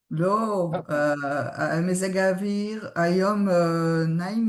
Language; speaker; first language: Hebrew; non-native, learner; French